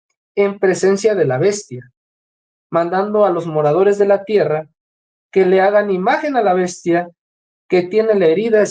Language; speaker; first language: Spanish; native; Spanish